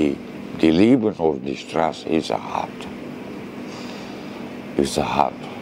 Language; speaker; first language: German; non-native, learner; Romanian